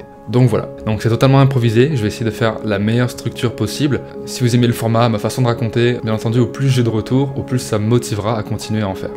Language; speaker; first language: French; native; French